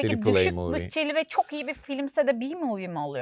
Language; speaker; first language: Turkish; native; Turkish